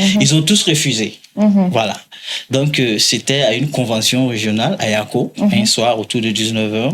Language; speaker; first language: French; non-native, local second language; Mossi